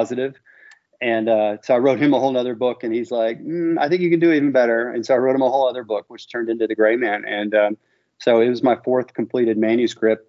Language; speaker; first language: English; native; English